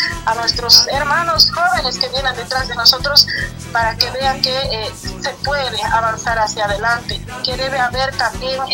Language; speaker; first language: Spanish; native; Spanish